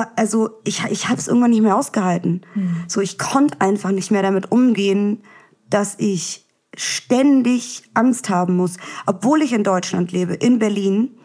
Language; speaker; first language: German; early bilingual, other home language; Russian